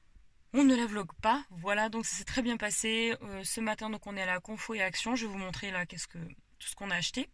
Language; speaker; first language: French; native; French